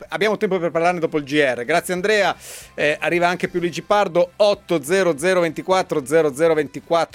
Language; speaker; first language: Italian; native; Italian